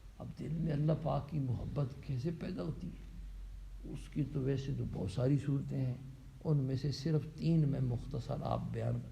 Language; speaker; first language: Urdu; non-native, local second language; Punjabi